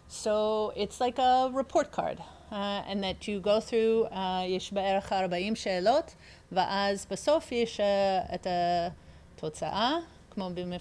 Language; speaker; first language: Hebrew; early bilingual, heritage; English